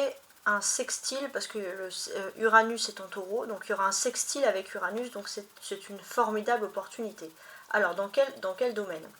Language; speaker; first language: French; native; French